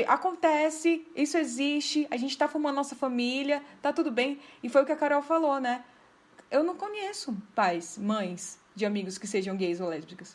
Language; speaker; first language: Portuguese; native; Portuguese